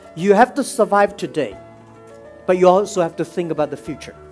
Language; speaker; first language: English; non-native, fluent; Chinese